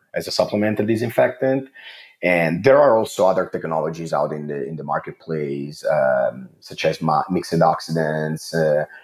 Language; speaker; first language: English; non-native, fluent; Italian